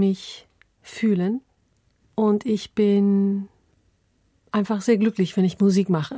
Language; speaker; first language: German; early bilingual, other home language; Turkish